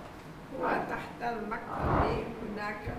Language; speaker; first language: Arabic; non-native, learner; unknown